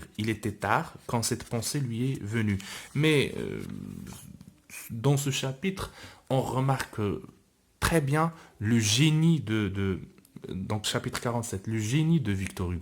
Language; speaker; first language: French; non-native, local second language; Arabic